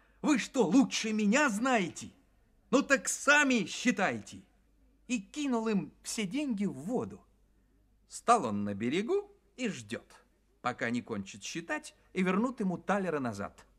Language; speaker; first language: Russian; native; Russian